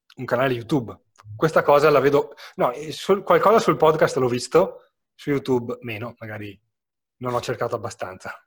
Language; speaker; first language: Italian; native; Italian